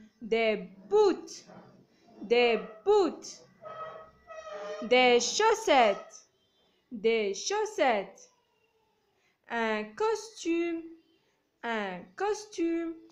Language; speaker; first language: French; non-native, local second language; Arabic